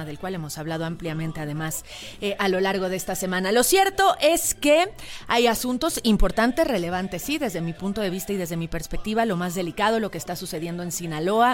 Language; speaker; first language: Spanish; native; Spanish